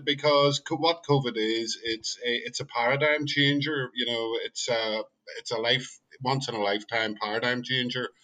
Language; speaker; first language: English; native; English